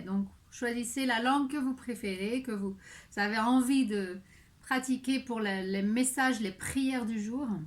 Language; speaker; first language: French; native; French